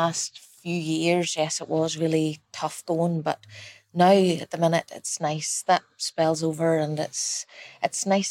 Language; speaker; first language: English; native; English